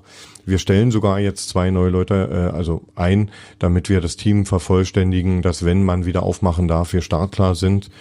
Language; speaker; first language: German; native; German